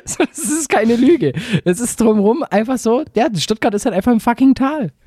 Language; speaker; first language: German; native; German